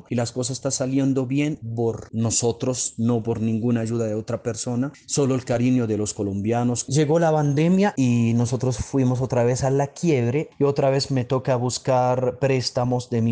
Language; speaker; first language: Spanish; non-native, fluent; Arabic